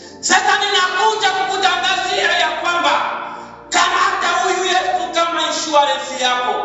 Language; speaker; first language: Swahili; native; Swahili